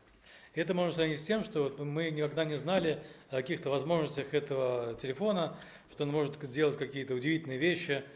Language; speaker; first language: Russian; native; Russian